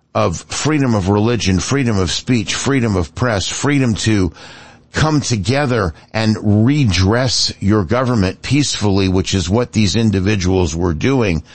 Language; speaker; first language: English; native; English